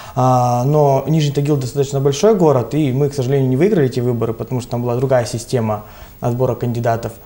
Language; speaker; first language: Russian; native; Russian